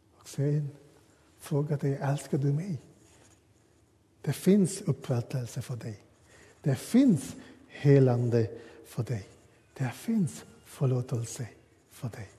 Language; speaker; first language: Swedish; non-native, learner; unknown